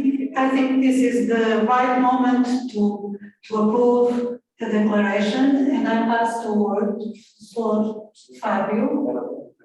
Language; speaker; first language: English; non-native, fluent; Portuguese